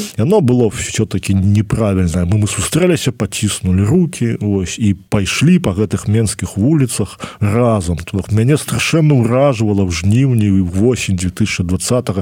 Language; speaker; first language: Belarusian; native; Belarusian